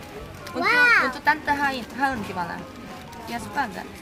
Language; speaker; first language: Indonesian; non-native, fluent; Korean